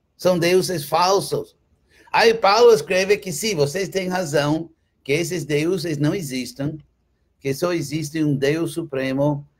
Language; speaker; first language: Portuguese; non-native, fluent; English